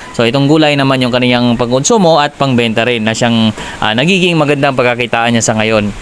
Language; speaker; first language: Filipino; native; Filipino